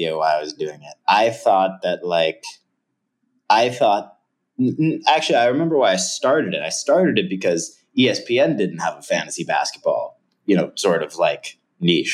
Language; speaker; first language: English; native; English